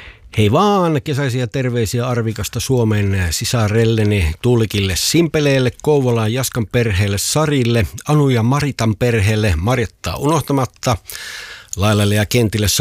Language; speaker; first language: Finnish; native; Finnish